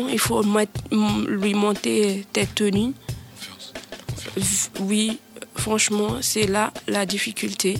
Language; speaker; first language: French; non-native, learner; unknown